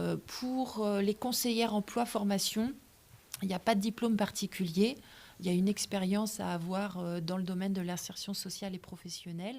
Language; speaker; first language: French; native; French